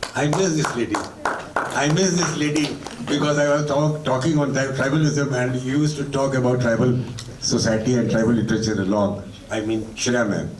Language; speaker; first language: English; non-native, local second language; Hindi